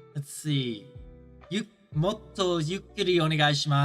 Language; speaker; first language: Japanese; non-native, learner; English